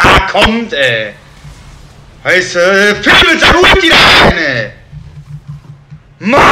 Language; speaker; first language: German; native; German